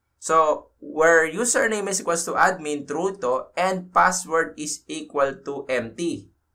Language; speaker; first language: English; non-native, local second language; Filipino